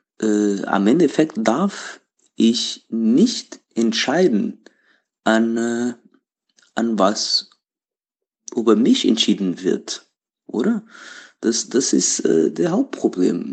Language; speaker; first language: German; non-native, learner; Portuguese